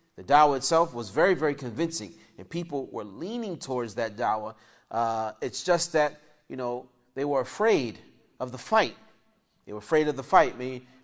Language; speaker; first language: English; native; English